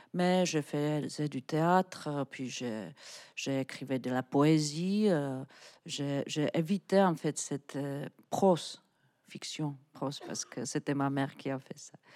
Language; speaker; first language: French; non-native, fluent; Czech